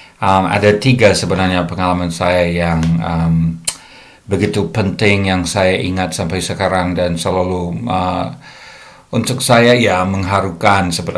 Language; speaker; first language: Indonesian; non-native, fluent; English